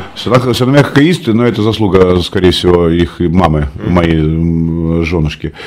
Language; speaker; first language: Russian; native; Russian